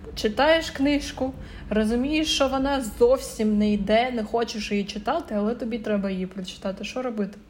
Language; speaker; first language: Ukrainian; native; Ukrainian